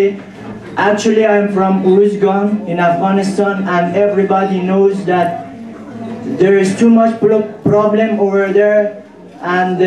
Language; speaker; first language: English; non-native, learner; Pashto